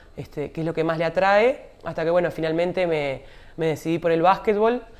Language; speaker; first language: Spanish; native; Spanish